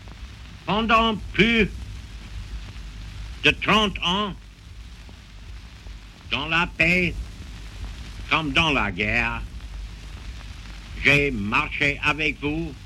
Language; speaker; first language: French; non-native, fluent; English